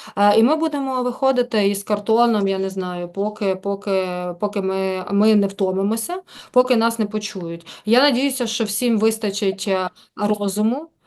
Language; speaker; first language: Ukrainian; native; Ukrainian